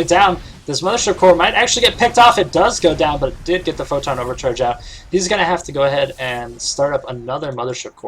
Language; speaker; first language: English; native; English